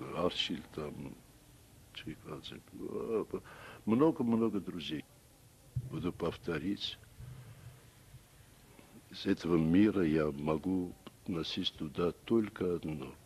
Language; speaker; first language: Russian; non-native, local second language; Armenian